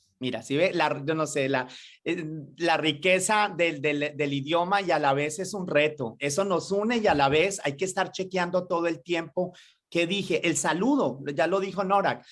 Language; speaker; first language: Spanish; native; Spanish